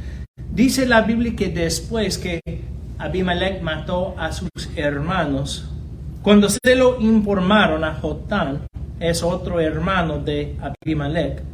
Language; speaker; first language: Spanish; non-native, fluent; English